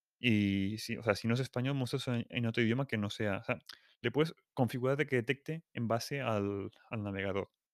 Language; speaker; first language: Spanish; non-native, local second language; Catalan